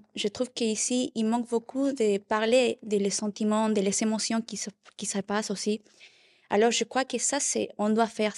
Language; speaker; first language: French; non-native, learner; Spanish